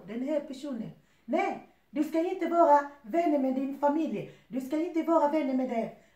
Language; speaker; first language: Swedish; non-native, fluent; Lingala